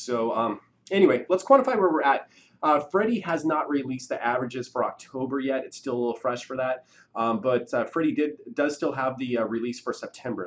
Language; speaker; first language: English; native; English